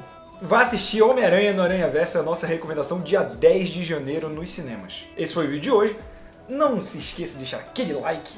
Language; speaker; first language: Portuguese; native; Portuguese